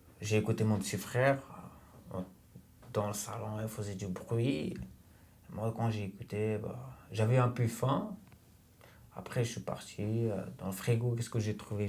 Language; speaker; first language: French; non-native, fluent; Romanian